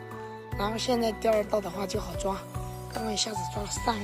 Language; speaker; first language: Chinese; native; Chinese